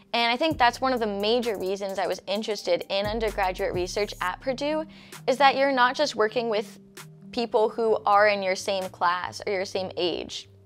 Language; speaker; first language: English; native; English